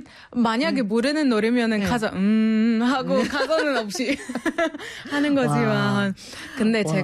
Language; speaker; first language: Korean; non-native, fluent; Arabic